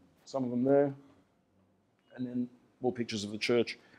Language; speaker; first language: English; early bilingual, other home language; Greek